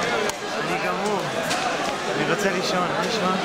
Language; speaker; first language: Hebrew; early bilingual, heritage; Hebrew